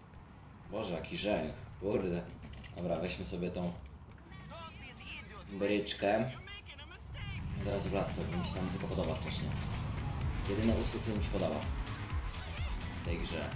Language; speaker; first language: Polish; native; Polish